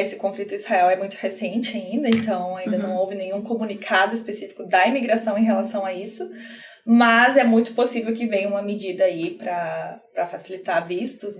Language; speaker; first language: Portuguese; native; Portuguese